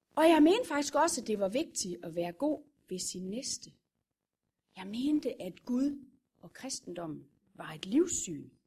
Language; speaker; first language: Danish; native; Danish